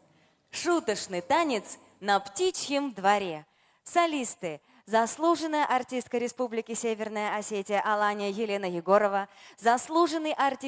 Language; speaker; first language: Russian; native; Russian